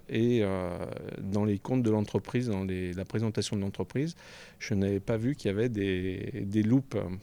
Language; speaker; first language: French; native; French